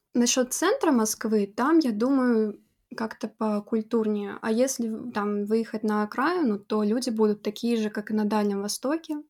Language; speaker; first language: Russian; native; Russian